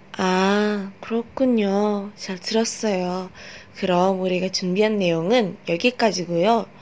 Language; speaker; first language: Korean; non-native, learner; Indonesian